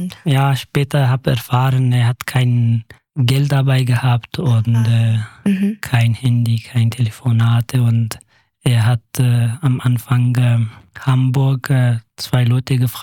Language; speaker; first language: German; non-native, fluent; Kurdish